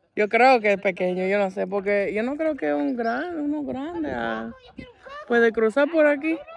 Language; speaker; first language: Spanish; non-native, fluent; English